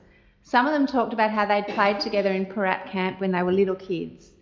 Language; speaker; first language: English; native; English